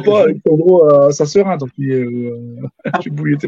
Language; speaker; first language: French; native; French